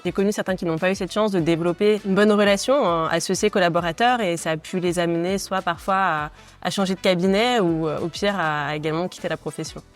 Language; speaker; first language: French; native; French